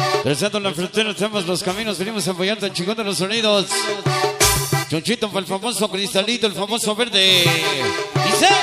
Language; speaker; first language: Spanish; native; Spanish